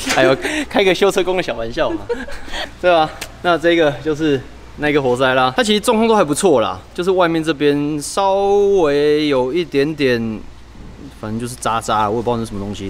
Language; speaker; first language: Chinese; native; Chinese